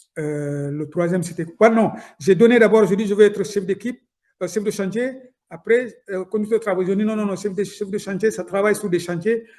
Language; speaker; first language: French; non-native, local second language; Soninke